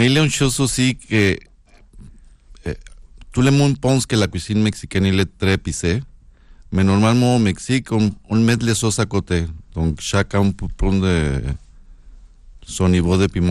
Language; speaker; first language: French; non-native, learner; Spanish